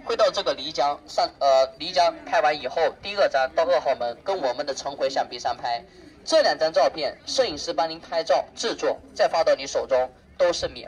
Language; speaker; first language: Chinese; native; Chinese